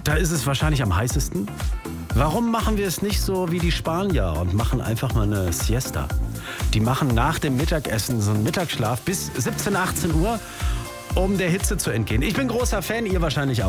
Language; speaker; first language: German; native; German